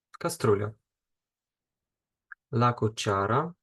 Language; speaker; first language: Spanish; non-native, fluent; Ukrainian